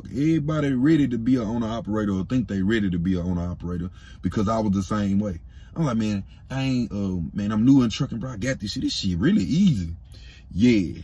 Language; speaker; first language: English; native; English